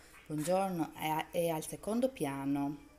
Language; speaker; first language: Italian; non-native, fluent; Albanian